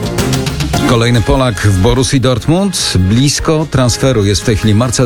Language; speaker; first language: Polish; native; Polish